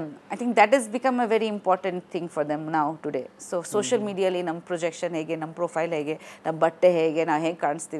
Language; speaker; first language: Kannada; non-native, local second language; Bangla